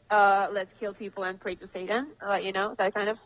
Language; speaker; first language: English; non-native, fluent; Russian